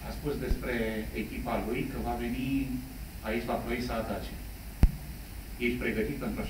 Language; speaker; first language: Romanian; native; Romanian